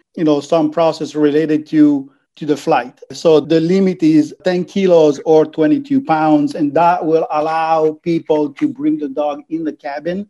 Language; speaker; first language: English; non-native, fluent; Italian